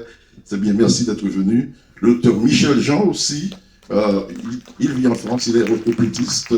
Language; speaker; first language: French; non-native, local second language; Haitian Creole